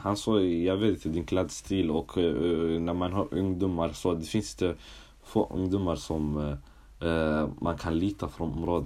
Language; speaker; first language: Swedish; early bilingual, other home language; Somali